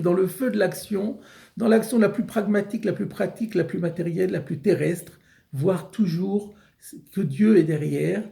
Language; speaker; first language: French; native; French